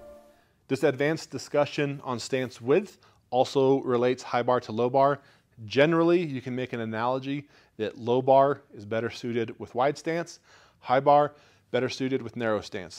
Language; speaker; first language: English; native; English